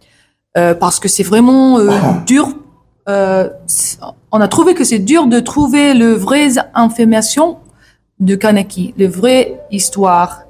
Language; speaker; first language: French; non-native, learner; English